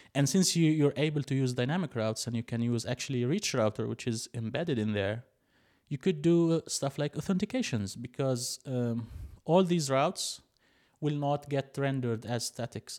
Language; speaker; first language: English; non-native, fluent; Arabic